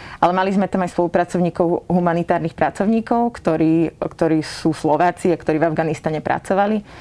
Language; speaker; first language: Slovak; native; Slovak